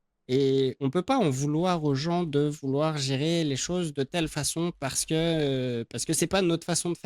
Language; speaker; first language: French; native; French